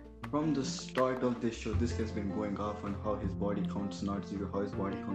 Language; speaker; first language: English; early bilingual, other home language; Punjabi